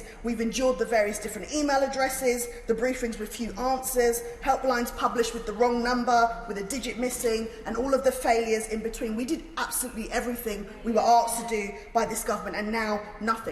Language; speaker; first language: English; native; English